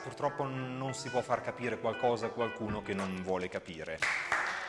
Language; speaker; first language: Italian; native; Italian